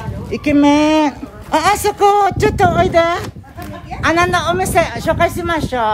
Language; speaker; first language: Japanese; non-native, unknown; Filipino